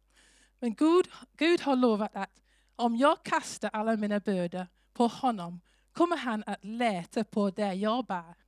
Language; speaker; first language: Swedish; non-native, fluent; English